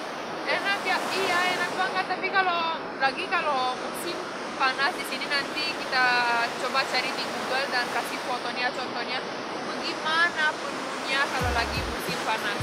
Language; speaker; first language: Indonesian; non-native, fluent; Romanian